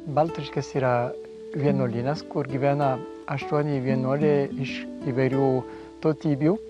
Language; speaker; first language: Lithuanian; non-native, fluent; French